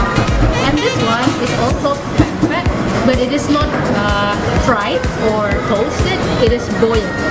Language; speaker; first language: English; non-native, fluent; Indonesian